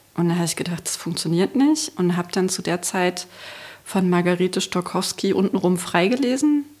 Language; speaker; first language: German; native; German